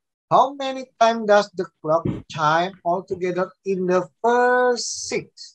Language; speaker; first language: English; non-native, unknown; Indonesian